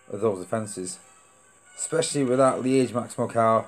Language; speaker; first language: English; native; English